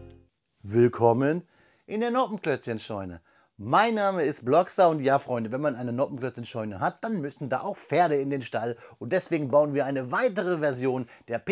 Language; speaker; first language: German; native; German